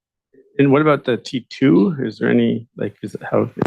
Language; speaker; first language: English; native; English